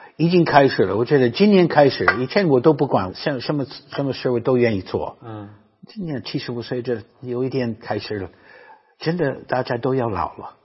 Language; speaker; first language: Chinese; non-native, fluent; English